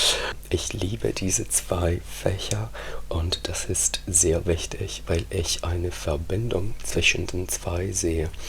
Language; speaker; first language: German; non-native, fluent; Italian